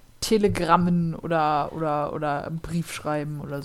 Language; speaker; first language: German; native; German